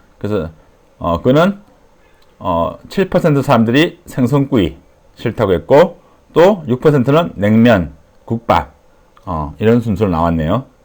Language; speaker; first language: Korean; native; Korean